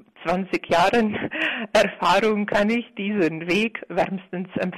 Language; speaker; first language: German; non-native, fluent; Czech